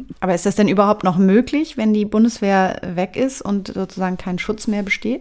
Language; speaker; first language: German; native; German